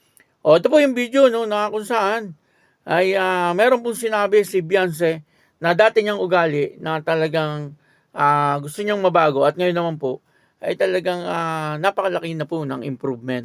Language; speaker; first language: Filipino; non-native, local second language; Bikol